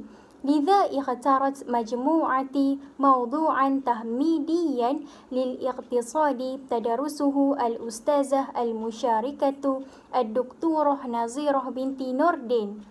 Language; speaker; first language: Arabic; non-native, learner; Malay